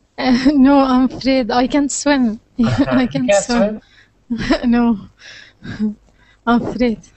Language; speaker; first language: English; non-native, learner; Arabic